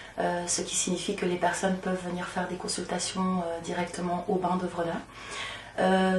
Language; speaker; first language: French; native; French